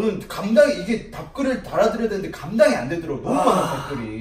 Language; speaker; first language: Korean; native; Korean